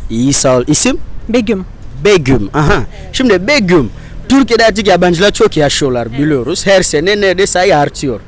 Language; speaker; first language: Turkish; non-native, fluent; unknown